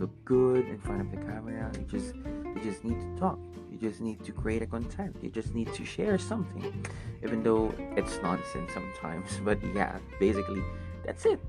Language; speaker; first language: English; non-native, local second language; Filipino